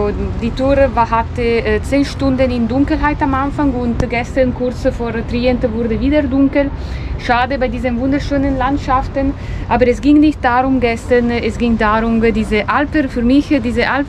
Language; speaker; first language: German; non-native, fluent; Italian